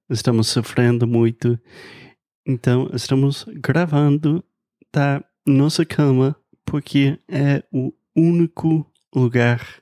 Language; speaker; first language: Portuguese; non-native, fluent; English